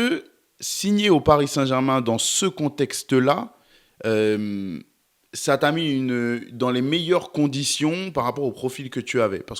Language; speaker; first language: French; native; French